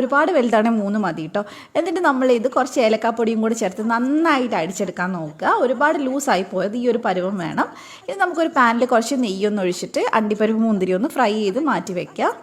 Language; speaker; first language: Malayalam; native; Malayalam